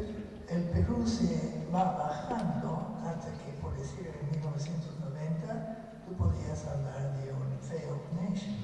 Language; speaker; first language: Spanish; non-native, fluent; English